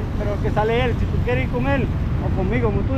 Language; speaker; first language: Spanish; native; Spanish